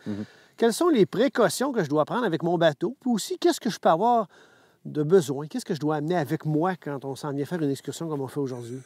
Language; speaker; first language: French; native; French